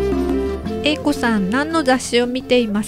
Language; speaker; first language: Japanese; non-native, learner; Indonesian